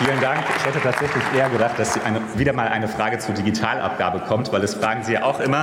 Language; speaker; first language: German; native; German